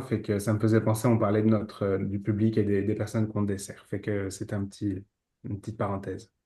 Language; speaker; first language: French; native; French